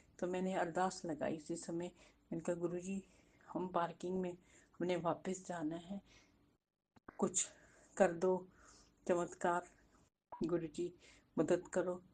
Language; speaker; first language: Hindi; non-native, local second language; Punjabi